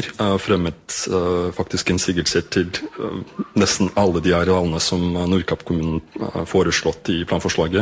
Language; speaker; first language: Norwegian; non-native, fluent; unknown